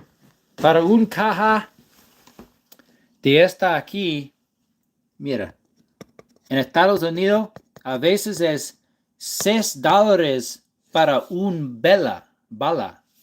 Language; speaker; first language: Spanish; non-native, learner; English